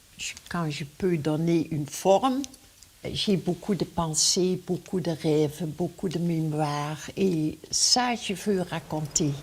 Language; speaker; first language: French; non-native, learner; Dutch